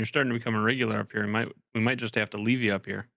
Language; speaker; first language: English; native; English